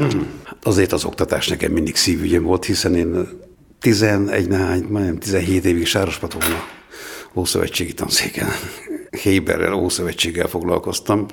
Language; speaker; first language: Hungarian; native; Hungarian